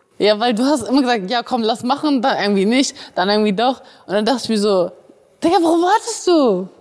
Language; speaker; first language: German; early bilingual, other home language; Russian